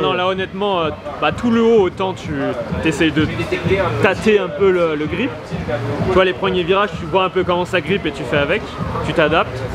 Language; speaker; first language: French; native; French